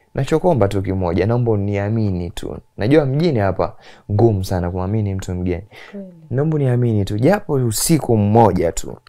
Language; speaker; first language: Swahili; native; Swahili